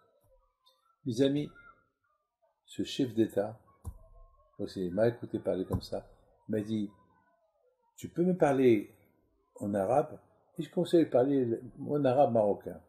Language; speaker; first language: French; non-native, local second language; Arabic